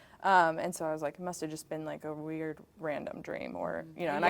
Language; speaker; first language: English; native; English